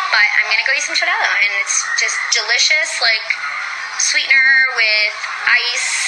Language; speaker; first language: English; early bilingual, other home language; Spanish